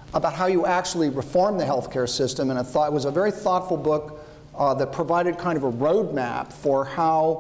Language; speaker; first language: English; native; English